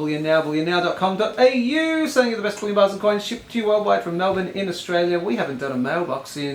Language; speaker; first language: English; native; English